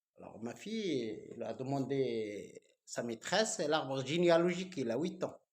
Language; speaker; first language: French; non-native, local second language; Arabic